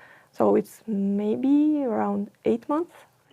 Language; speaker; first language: English; non-native, fluent; Russian